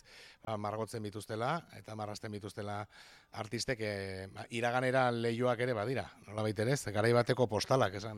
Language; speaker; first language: Basque; native; Basque